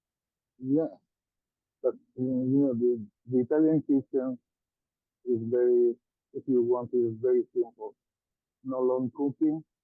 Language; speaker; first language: English; non-native, learner; Italian